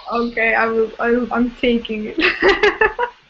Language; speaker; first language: English; non-native, fluent; Russian